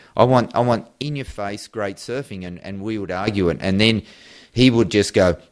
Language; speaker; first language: English; native; English